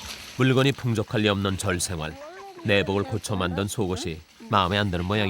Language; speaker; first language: Korean; native; Korean